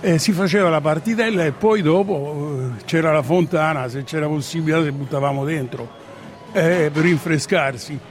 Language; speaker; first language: Italian; native; Italian